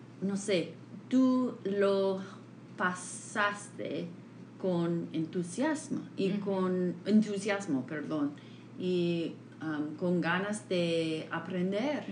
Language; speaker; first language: Spanish; non-native, fluent; English